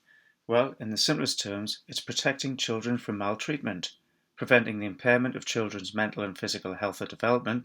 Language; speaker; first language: English; native; English